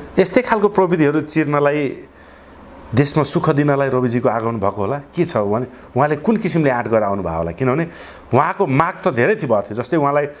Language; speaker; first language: Nepali; native; Nepali